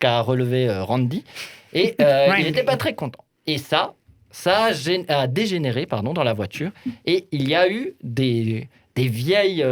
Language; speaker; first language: French; native; French